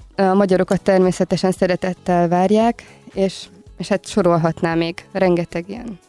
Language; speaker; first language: Hungarian; native; Hungarian